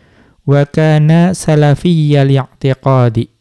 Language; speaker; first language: Arabic; non-native, fluent; Indonesian